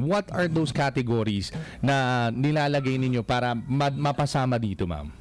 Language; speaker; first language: Filipino; native; Filipino